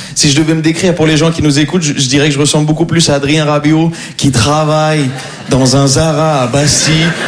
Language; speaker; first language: French; non-native, local second language; Arabic